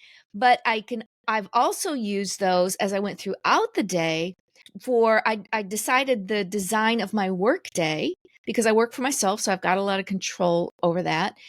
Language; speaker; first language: English; native; English